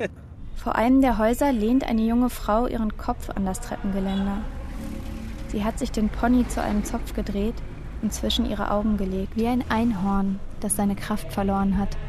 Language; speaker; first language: German; native; German